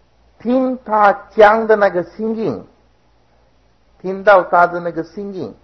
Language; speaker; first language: Chinese; non-native, fluent; Sinhala